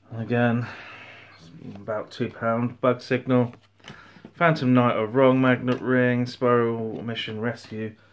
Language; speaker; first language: English; native; English